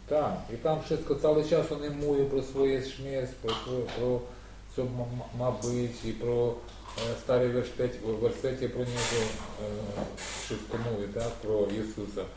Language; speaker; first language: Polish; non-native, learner; Russian